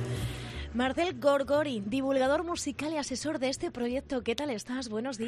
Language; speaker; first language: Spanish; native; Spanish